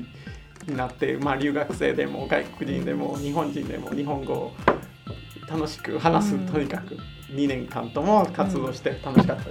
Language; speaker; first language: Japanese; non-native, fluent; Spanish